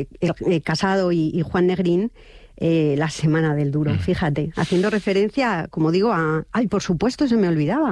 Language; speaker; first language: Spanish; native; Spanish